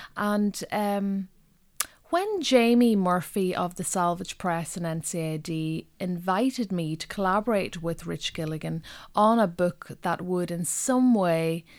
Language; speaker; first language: English; non-native, local second language; Irish